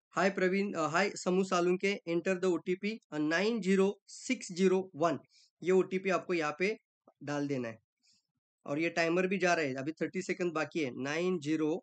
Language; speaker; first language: Hindi; non-native, local second language; Marathi